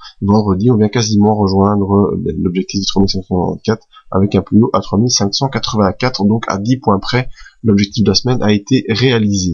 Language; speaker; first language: French; native; French